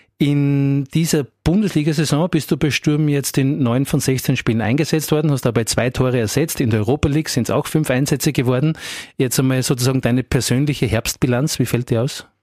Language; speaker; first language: German; native; German